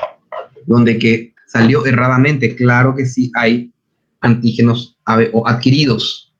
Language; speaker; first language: Spanish; native; Spanish